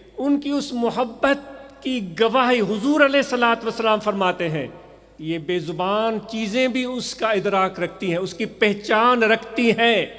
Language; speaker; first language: Urdu; non-native, local second language; Sindhi